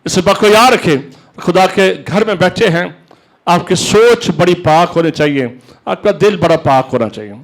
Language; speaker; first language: Urdu; non-native, local second language; Punjabi